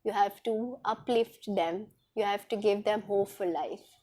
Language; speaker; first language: English; non-native, local second language; Urdu